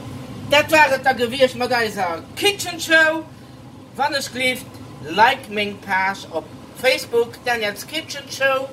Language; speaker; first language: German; non-native, learner; Dutch